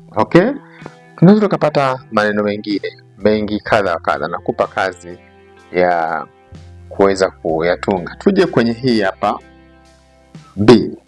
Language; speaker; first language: Swahili; native; Swahili